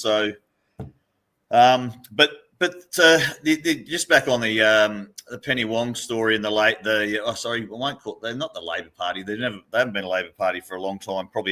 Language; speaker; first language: English; native; English